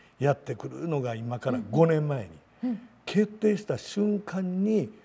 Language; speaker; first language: Japanese; native; Japanese